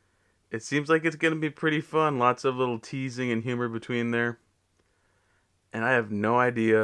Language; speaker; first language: English; native; English